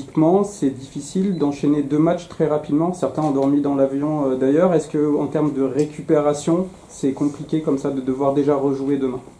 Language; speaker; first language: French; native; French